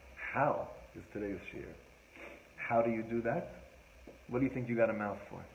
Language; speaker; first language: English; native; English